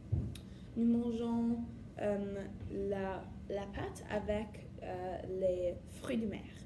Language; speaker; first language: French; non-native, learner; English